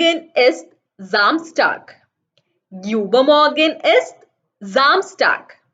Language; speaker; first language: German; non-native, fluent; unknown